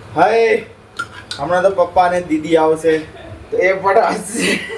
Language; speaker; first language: Gujarati; early bilingual, other home language; Hindi